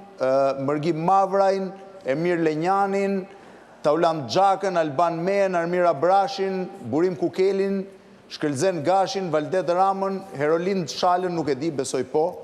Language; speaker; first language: Albanian; native; Albanian